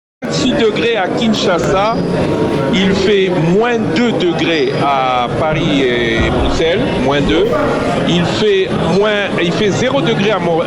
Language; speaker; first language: French; non-native, local second language; Lingala